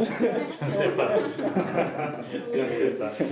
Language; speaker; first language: French; non-native, learner; Arabic